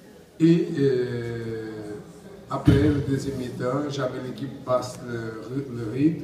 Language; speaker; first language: French; non-native, learner; Portuguese